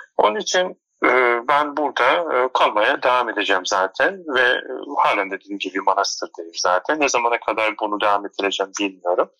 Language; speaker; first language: Turkish; non-native, local second language; Turoyo